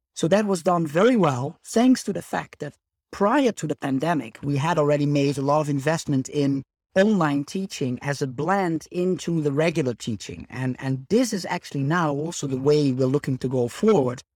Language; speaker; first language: English; non-native, fluent; Dutch